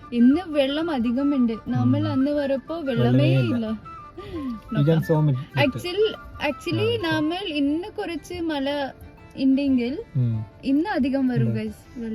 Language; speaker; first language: Malayalam; non-native, local second language; Kannada